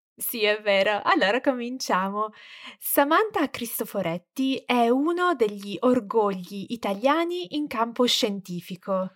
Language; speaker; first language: Italian; native; Italian